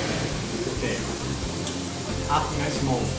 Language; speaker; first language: English; non-native, learner; Indonesian